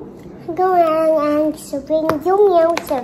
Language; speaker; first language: Vietnamese; early bilingual, heritage; Vietnamese